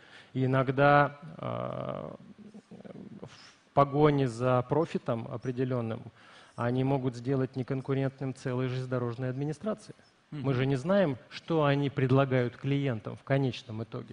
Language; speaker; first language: Russian; native; Russian